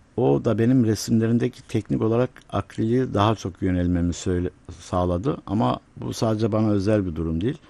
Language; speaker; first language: Turkish; native; Turkish